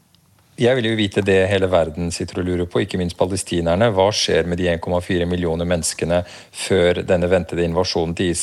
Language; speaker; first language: Norwegian; native; Norwegian